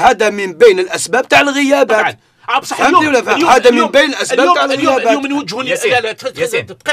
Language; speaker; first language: Arabic; native; Arabic